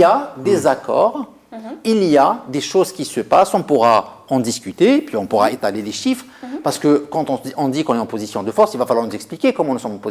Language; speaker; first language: French; non-native, local second language; Arabic